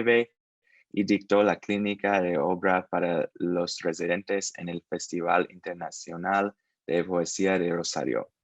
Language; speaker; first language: Spanish; non-native, learner; English